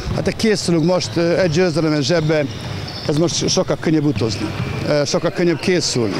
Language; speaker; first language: Hungarian; non-native, fluent; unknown